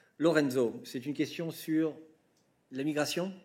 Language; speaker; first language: French; native; French